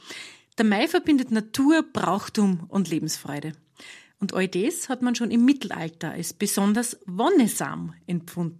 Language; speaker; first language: German; native; German